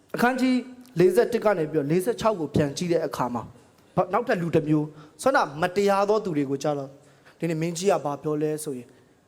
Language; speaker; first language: Burmese; non-native, local second language; Tedim Chin